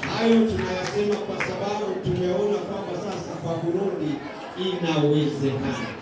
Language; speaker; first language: Swahili; non-native, local second language; Rundi